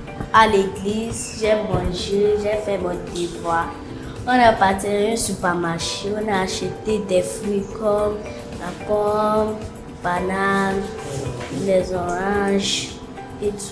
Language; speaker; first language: French; non-native, learner; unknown